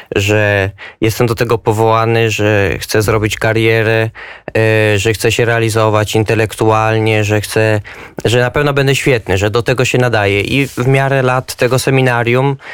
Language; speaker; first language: Polish; native; Polish